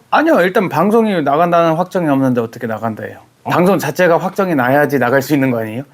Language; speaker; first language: Korean; early bilingual, heritage; Korean